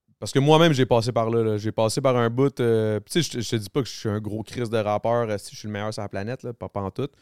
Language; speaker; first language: French; native; French